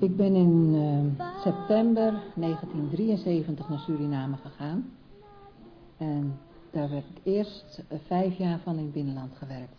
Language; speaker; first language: Dutch; native; Dutch